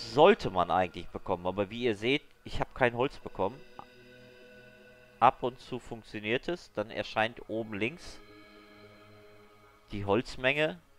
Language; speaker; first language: German; native; German